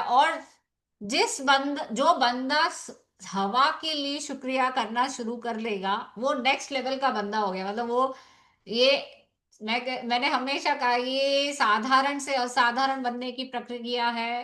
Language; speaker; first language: Hindi; native; Hindi